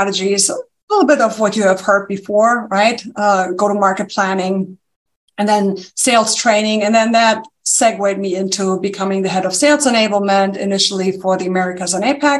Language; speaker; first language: English; non-native, fluent; German